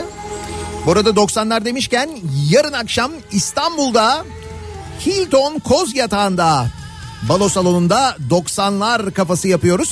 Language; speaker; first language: Turkish; native; Turkish